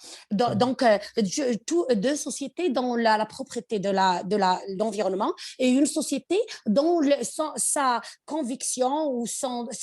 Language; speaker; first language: French; non-native, local second language; Arabic